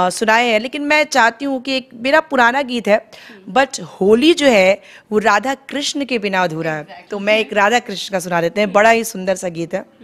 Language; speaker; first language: Hindi; native; Hindi